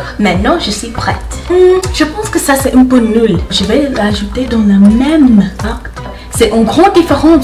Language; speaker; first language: French; non-native, learner; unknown